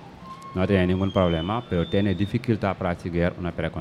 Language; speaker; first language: Spanish; non-native, learner; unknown